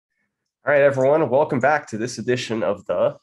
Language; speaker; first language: English; native; English